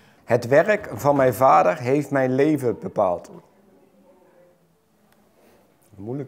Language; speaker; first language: Dutch; native; Dutch